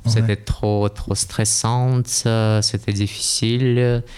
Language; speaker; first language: French; non-native, learner; Russian